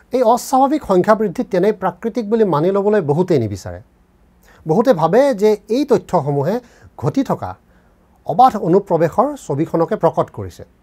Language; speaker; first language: Assamese; native; Assamese